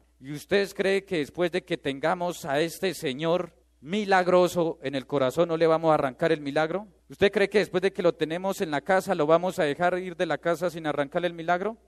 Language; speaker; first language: Spanish; native; Spanish